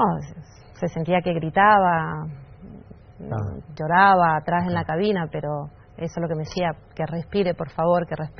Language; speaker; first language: Spanish; native; Spanish